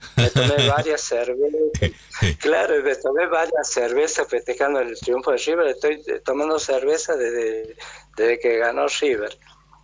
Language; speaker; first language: Spanish; native; Spanish